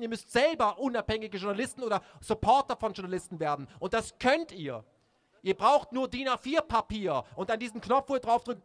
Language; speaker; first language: German; native; German